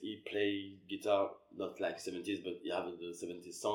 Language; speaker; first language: English; non-native, learner; French